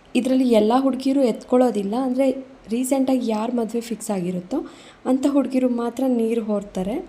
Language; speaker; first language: Kannada; non-native, local second language; Lambadi